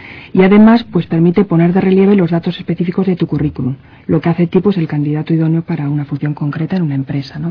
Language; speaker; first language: Spanish; native; Spanish